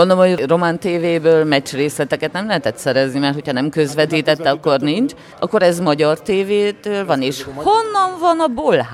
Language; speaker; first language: Hungarian; native; Hungarian